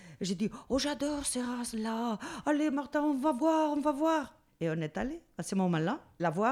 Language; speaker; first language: French; non-native, fluent; Spanish